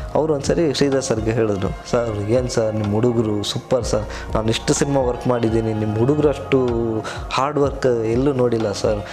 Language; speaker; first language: Kannada; non-native, local second language; Tulu